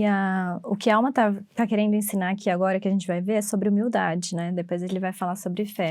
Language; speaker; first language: Portuguese; native; Portuguese